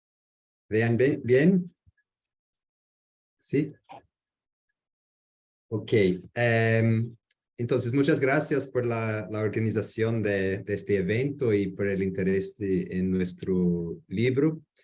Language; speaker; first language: Spanish; non-native, learner; English